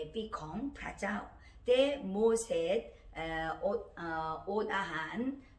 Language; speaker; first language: Thai; non-native, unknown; Korean